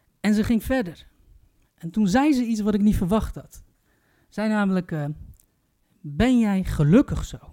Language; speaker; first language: Dutch; early bilingual, other home language; Turkish